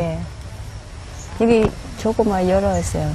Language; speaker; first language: Korean; non-native, learner; Vietnamese